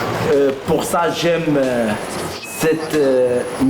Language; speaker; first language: French; non-native, local second language; Arabic